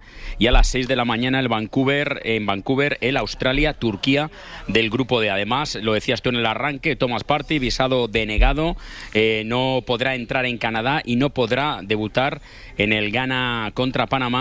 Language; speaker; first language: Spanish; native; Spanish